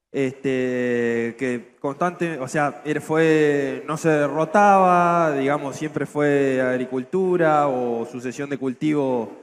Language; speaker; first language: Spanish; native; Spanish